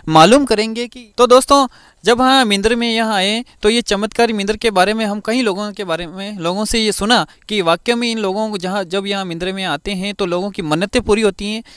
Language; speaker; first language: Hindi; native; Hindi